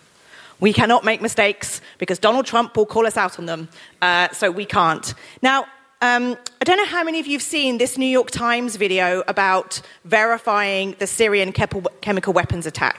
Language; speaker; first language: English; native; English